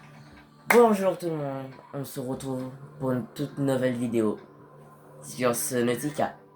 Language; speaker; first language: French; native; French